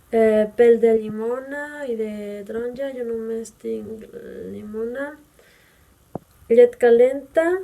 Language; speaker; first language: Catalan; non-native, fluent; Spanish